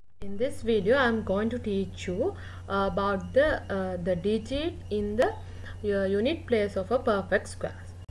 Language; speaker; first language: English; non-native, local second language; Sinhala